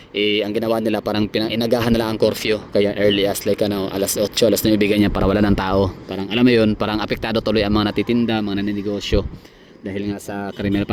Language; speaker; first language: Filipino; non-native, local second language; Cebuano